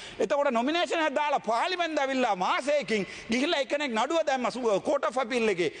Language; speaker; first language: Sinhala; non-native, local second language; Tamil